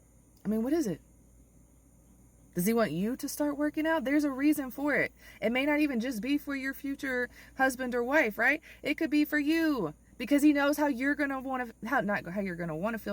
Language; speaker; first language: English; native; English